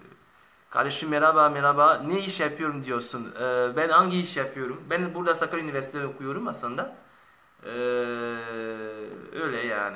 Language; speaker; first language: Turkish; non-native, learner; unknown